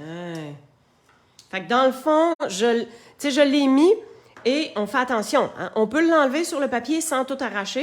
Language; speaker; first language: French; native; French